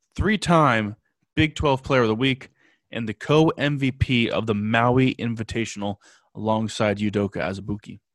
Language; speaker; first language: English; native; English